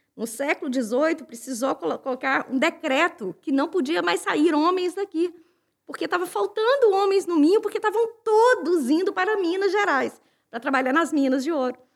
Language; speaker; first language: Portuguese; native; Portuguese